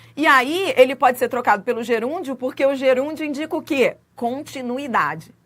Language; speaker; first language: Portuguese; native; Portuguese